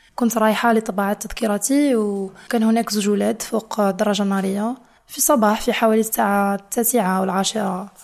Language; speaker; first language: Arabic; non-native, fluent; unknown